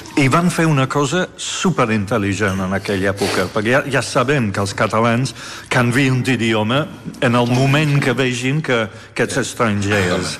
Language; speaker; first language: Catalan; non-native, fluent; English